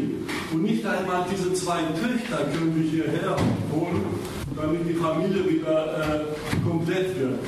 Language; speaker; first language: German; non-native, fluent; Greek